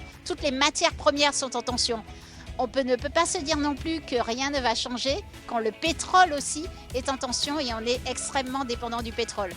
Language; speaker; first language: French; native; French